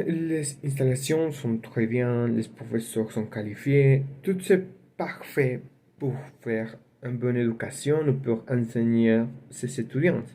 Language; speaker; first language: French; non-native, learner; Spanish